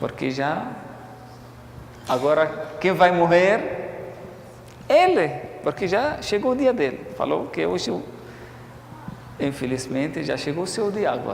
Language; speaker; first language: Portuguese; non-native, fluent; Arabic